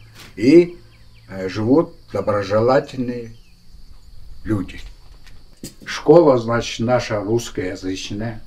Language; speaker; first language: Russian; non-native, local second language; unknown